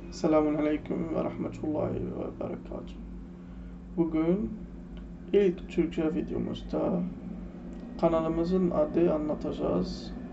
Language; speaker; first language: Turkish; non-native, learner; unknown